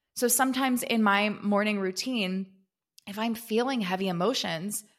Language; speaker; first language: English; native; English